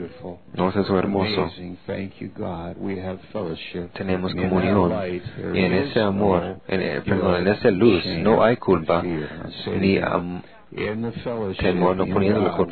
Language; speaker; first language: Spanish; non-native, learner; English